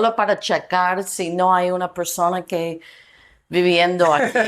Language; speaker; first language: Spanish; non-native, learner; English